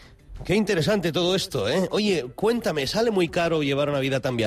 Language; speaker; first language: Spanish; native; Spanish